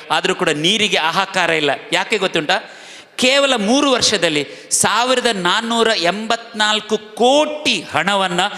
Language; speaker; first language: Kannada; non-native, local second language; Tulu